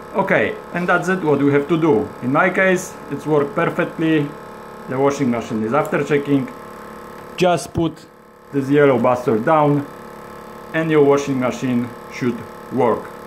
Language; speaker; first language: English; non-native, learner; Polish